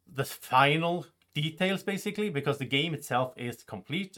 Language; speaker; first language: English; non-native, fluent; Swedish